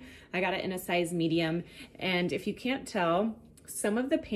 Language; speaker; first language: English; native; English